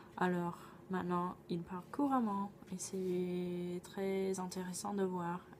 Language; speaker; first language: French; non-native, fluent; English